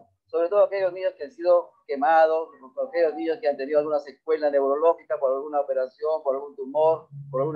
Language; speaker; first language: Spanish; native; Spanish